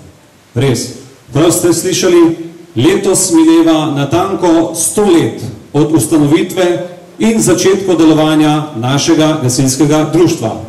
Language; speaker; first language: Slovenian; native; Slovenian